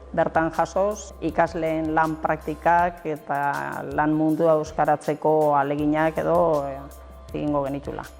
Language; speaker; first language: Basque; native; Basque